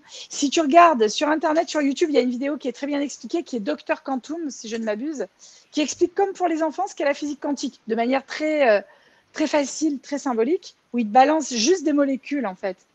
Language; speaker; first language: French; native; French